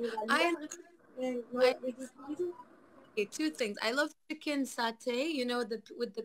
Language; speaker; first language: English; non-native, fluent; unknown